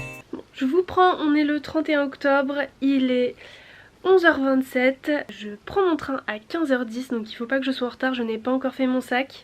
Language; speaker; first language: French; native; French